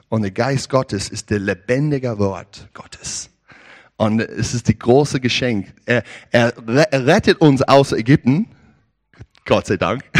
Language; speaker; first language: German; non-native, learner; English